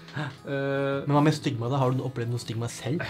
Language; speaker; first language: Norwegian; native; Norwegian